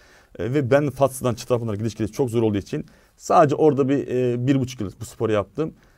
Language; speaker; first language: Turkish; native; Turkish